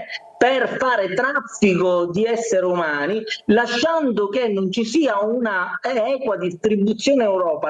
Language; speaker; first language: Italian; native; Italian